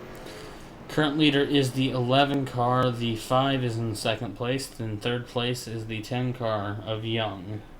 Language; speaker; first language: English; native; English